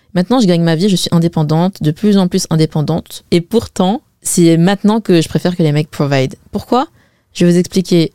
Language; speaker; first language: French; early bilingual, other home language; Wu Chinese